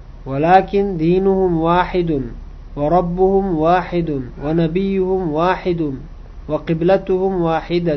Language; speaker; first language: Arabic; non-native, fluent; Uzbek